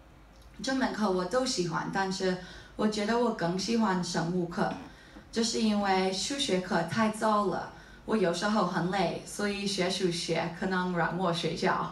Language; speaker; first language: Chinese; non-native, learner; English